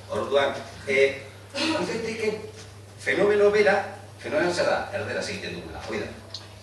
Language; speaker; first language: Basque; non-native, fluent; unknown